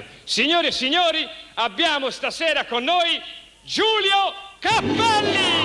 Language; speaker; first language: Italian; native; Italian